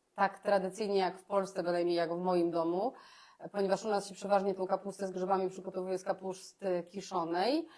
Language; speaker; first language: Polish; native; Polish